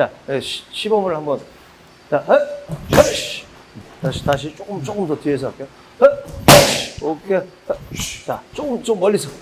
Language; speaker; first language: Korean; non-native, learner; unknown